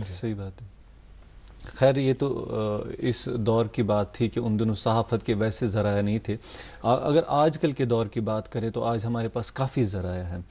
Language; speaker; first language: Urdu; non-native, local second language; Kashmiri